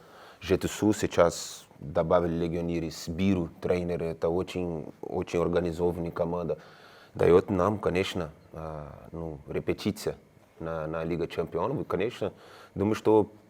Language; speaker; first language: Russian; non-native, learner; Spanish